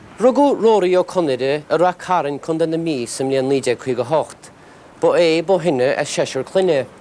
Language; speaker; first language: Irish; native; Irish